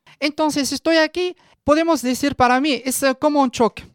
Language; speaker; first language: Spanish; non-native, learner; Arabic